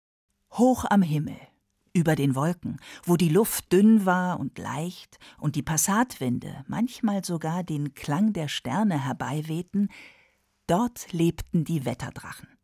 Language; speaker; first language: German; native; German